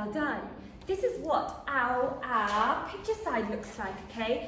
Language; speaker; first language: English; native; English